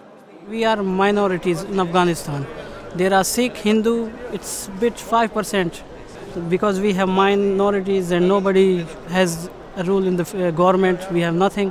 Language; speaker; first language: English; non-native, fluent; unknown